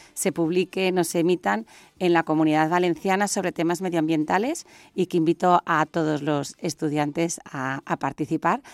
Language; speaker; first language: Spanish; native; Spanish